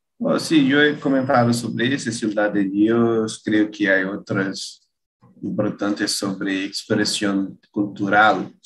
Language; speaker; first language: Spanish; non-native, learner; Portuguese